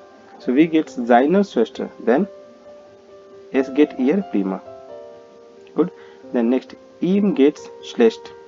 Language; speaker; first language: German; non-native, fluent; Hindi